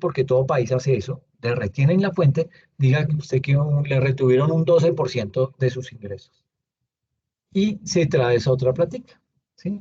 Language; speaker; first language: Spanish; native; Spanish